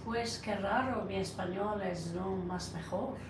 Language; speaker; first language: Spanish; non-native, learner; Norwegian